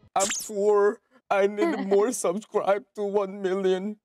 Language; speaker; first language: English; non-native, learner; Korean